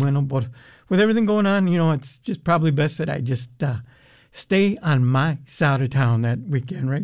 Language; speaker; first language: English; early bilingual, other home language; Spanish